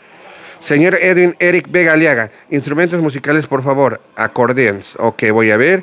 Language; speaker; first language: Spanish; native; Spanish